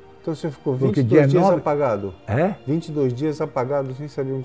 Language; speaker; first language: Portuguese; native; Portuguese